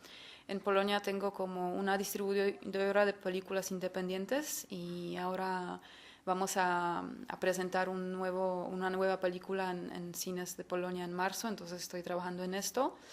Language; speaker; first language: Spanish; non-native, fluent; Polish